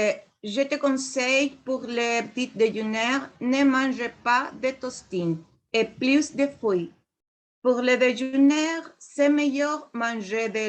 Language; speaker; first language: French; non-native, learner; Spanish